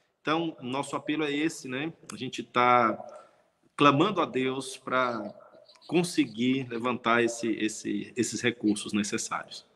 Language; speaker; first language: Portuguese; native; Portuguese